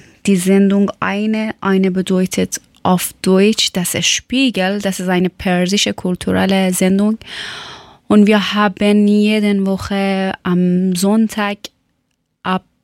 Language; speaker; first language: German; non-native, learner; Persian